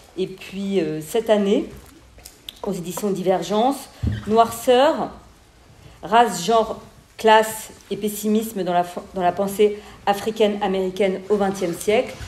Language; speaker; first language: French; native; French